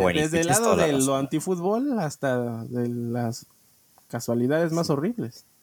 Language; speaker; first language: Spanish; native; Spanish